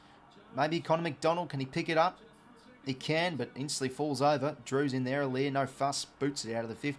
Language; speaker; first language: English; native; English